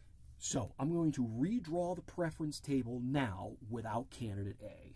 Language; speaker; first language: English; native; English